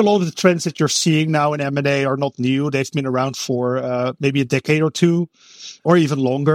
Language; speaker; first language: English; non-native, fluent; Dutch